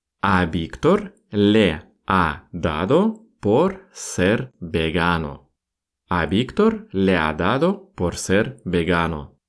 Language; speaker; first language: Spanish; non-native, fluent; Russian